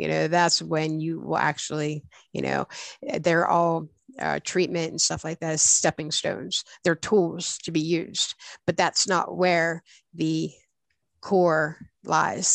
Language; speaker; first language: English; native; English